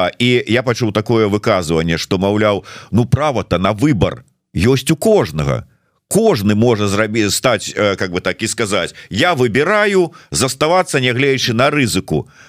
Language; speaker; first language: Belarusian; native; Belarusian